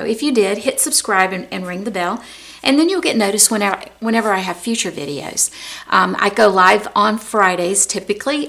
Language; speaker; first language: English; native; English